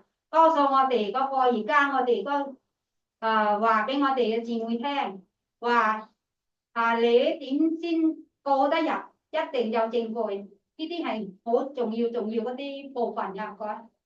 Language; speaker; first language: Cantonese; non-native, fluent; Thai